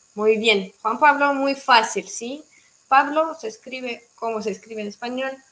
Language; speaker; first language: Spanish; non-native, fluent; Russian